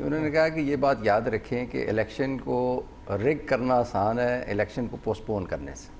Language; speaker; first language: Urdu; native; Urdu